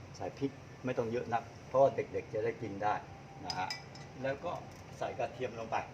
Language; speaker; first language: Thai; non-native, fluent; Chinese